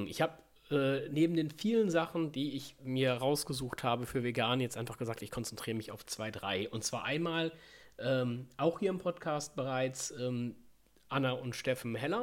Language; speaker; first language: German; native; German